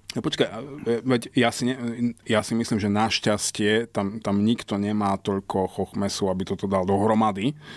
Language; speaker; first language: Slovak; non-native, local second language; Hungarian